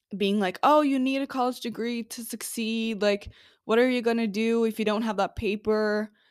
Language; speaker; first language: English; non-native, fluent; Norwegian